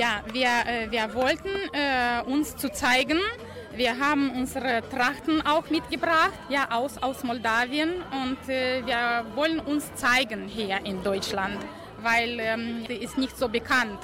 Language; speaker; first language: German; non-native, learner; Romanian